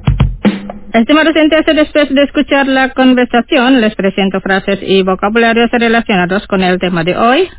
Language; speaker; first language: Spanish; non-native, fluent; Indonesian